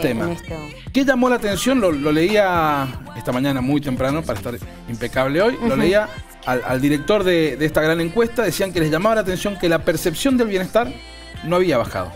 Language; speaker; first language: Spanish; native; Spanish